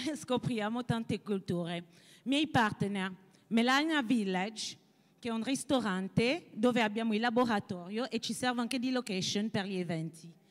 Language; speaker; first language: Italian; non-native, fluent; French